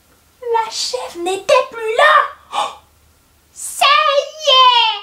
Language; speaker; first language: French; native; French